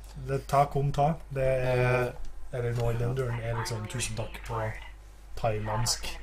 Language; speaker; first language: Norwegian; native; Norwegian